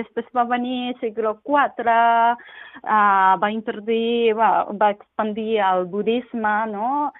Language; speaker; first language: Catalan; non-native, learner; Japanese